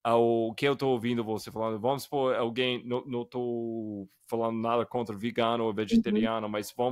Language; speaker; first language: Portuguese; non-native, fluent; English